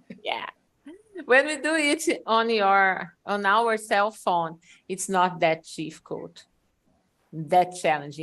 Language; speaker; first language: English; non-native, fluent; Portuguese